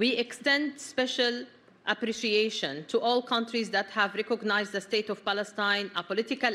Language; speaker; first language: English; non-native, fluent; Arabic